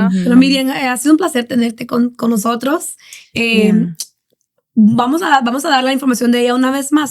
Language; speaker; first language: Spanish; native; Spanish